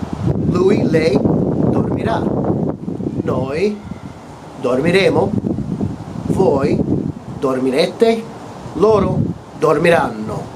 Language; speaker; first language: Italian; non-native, fluent; English